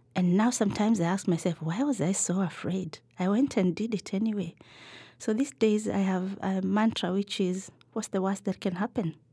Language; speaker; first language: English; non-native, local second language; Kikuyu